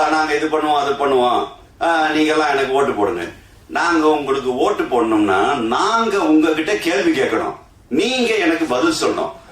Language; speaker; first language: Tamil; early bilingual, heritage; Tamil